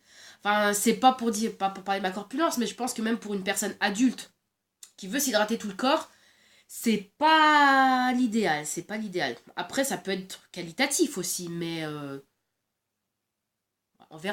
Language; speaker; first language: French; native; French